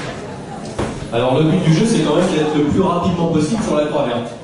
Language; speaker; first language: French; native; French